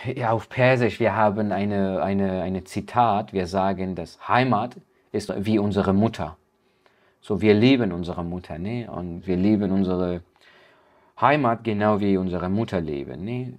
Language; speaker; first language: German; non-native, learner; Persian